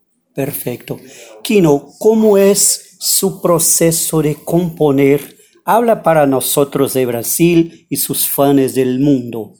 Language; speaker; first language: Spanish; non-native, fluent; Portuguese